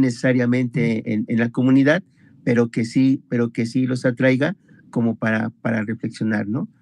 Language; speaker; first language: Spanish; native; Spanish